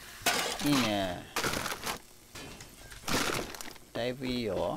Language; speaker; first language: Japanese; native; Japanese